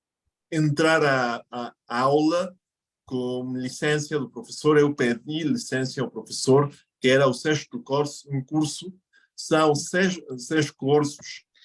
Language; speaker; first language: Portuguese; non-native, fluent; Spanish